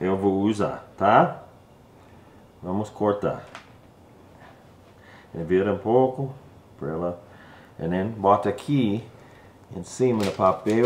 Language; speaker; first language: Portuguese; non-native, learner; English